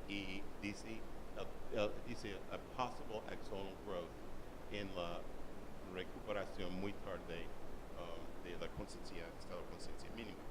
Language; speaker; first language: Spanish; non-native, learner; English